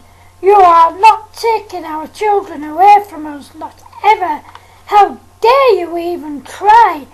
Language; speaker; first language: English; native; English